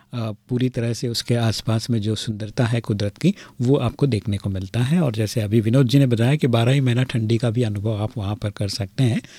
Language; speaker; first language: Hindi; native; Hindi